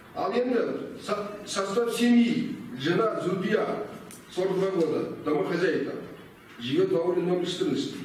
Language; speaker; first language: Russian; non-native, local second language; Kazakh